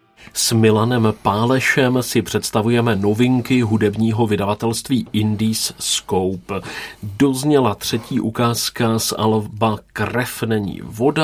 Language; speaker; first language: Czech; native; Czech